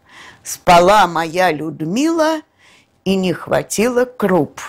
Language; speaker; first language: Russian; native; Russian